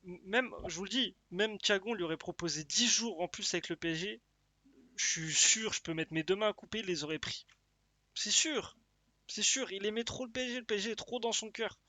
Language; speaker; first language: French; native; French